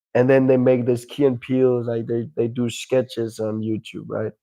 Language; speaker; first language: English; non-native, fluent; Danish